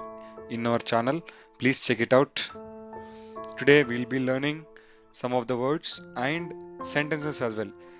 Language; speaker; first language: English; non-native, local second language; Kannada